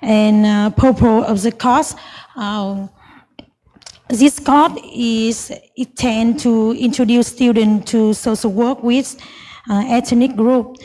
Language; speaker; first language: English; non-native, learner; Vietnamese